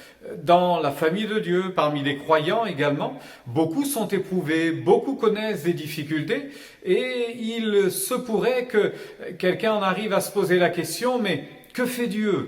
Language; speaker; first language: French; native; French